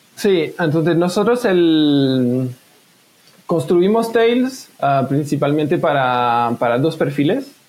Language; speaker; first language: Spanish; non-native, fluent; French